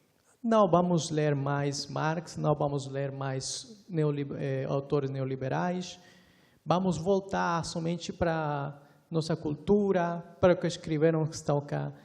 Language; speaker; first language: Portuguese; non-native, fluent; Spanish